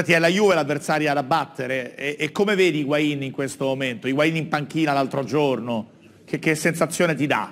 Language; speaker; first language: Italian; native; Italian